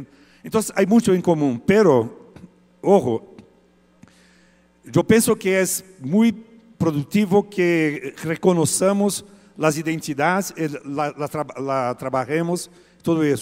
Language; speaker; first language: Spanish; non-native, fluent; Portuguese